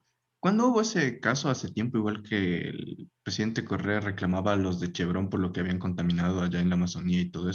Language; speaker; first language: Spanish; native; Spanish